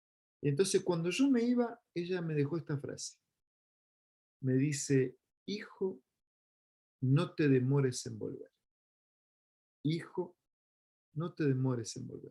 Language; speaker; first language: Spanish; native; Spanish